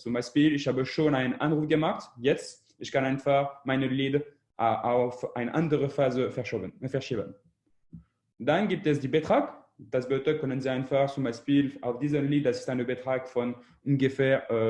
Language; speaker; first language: German; non-native, learner; French